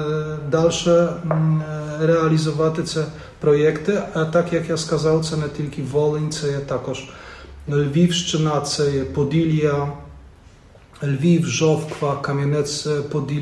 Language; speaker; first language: Ukrainian; non-native, fluent; Polish